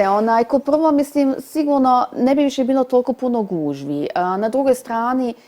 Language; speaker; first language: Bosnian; early bilingual, heritage; Bosnian